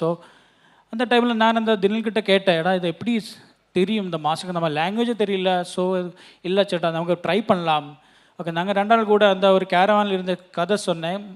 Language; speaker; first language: Tamil; non-native, learner; Malayalam